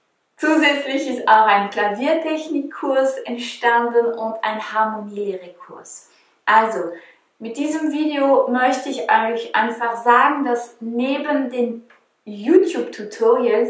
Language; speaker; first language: German; non-native, fluent; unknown